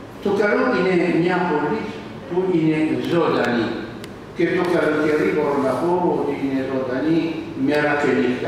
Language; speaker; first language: Greek; non-native, learner; French